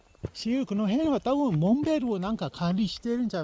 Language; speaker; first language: Japanese; native; Japanese